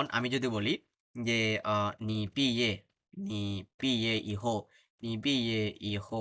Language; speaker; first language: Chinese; non-native, fluent; Bangla